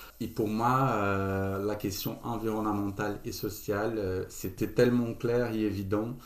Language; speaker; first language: French; non-native, fluent; Portuguese